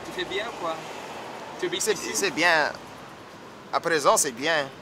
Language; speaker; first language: French; non-native, fluent; English